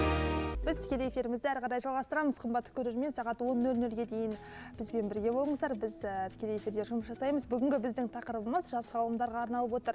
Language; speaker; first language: Kazakh; native; Kazakh